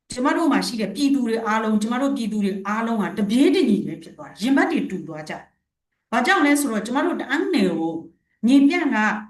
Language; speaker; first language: Burmese; non-native, local second language; Shwe Palaung